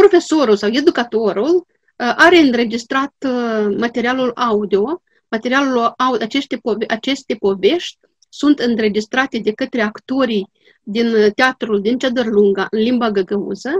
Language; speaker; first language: Romanian; non-native, local second language; Gagauz